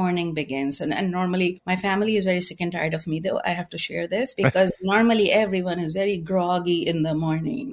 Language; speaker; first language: English; non-native, local second language; Hindi